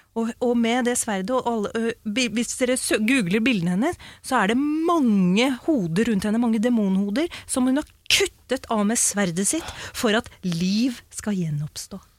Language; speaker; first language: Norwegian; early bilingual, other home language; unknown